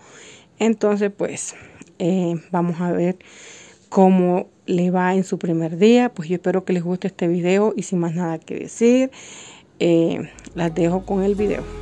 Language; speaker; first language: Spanish; native; Spanish